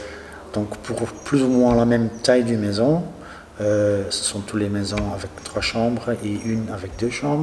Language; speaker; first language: French; non-native, local second language; Dutch